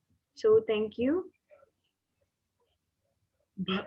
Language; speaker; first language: English; non-native, learner; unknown